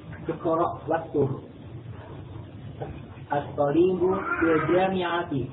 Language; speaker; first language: Arabic; non-native, learner; Indonesian